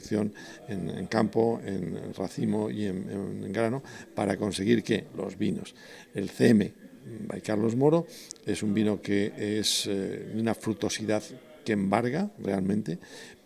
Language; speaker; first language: Spanish; native; Spanish